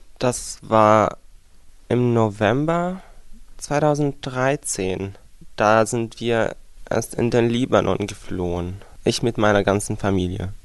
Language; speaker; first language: German; non-native, fluent; Arabic